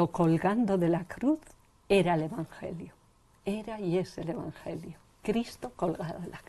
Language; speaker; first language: Spanish; native; Spanish